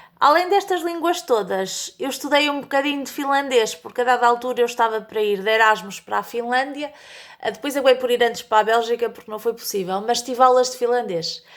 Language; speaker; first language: Portuguese; native; Portuguese